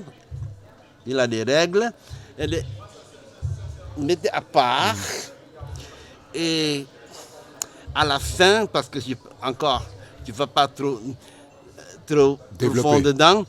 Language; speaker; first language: French; non-native, learner; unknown